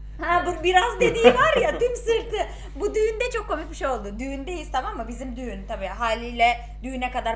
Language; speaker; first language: Turkish; native; Turkish